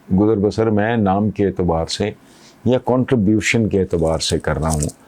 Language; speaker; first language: Urdu; non-native, local second language; Punjabi